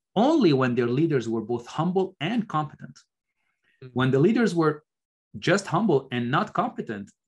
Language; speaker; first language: English; non-native, fluent; Arabic